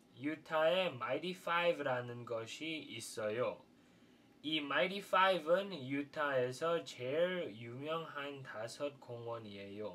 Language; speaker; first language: Korean; non-native, fluent; English